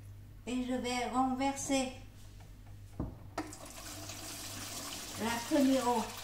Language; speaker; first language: French; non-native, learner; Vietnamese